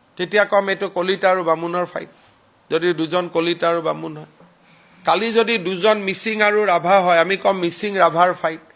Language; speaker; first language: Assamese; non-native, local second language; Hindi